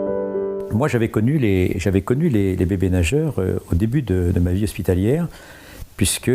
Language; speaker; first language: French; native; French